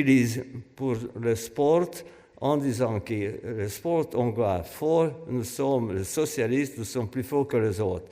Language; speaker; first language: French; non-native, fluent; Hungarian